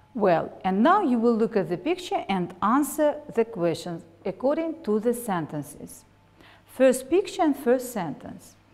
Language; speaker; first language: English; non-native, fluent; Russian